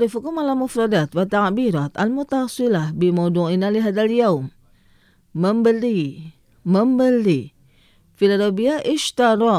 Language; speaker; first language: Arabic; non-native, fluent; Indonesian